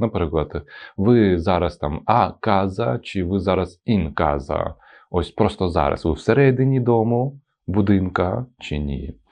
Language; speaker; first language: Ukrainian; non-native, local second language; Russian